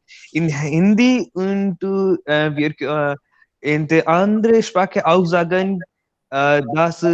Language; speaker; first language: German; non-native, learner; Hindi